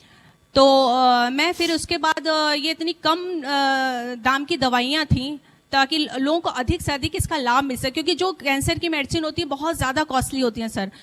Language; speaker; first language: Hindi; native; Hindi